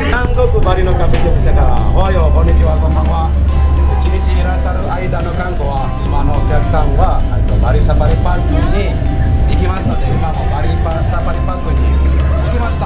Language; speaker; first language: Japanese; non-native, fluent; Indonesian